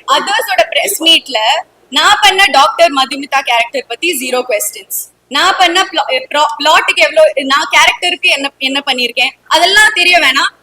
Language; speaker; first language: Tamil; non-native, local second language; Malayalam